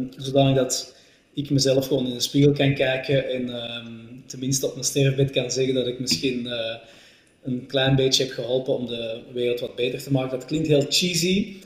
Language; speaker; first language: Dutch; native; Dutch